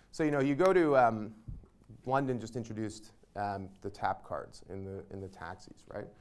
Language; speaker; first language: English; native; English